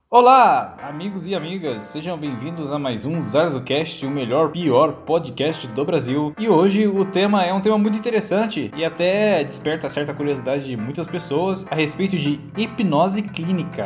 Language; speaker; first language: Portuguese; native; Portuguese